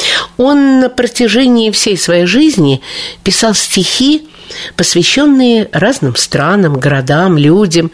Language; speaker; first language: Russian; native; Russian